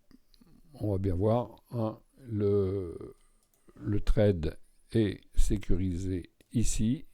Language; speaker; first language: French; native; French